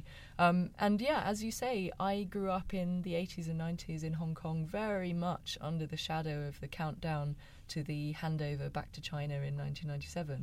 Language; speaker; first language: English; native; English